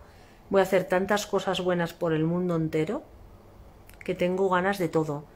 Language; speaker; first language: Spanish; native; Spanish